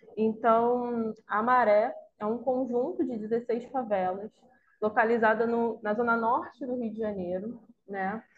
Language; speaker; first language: Portuguese; native; Portuguese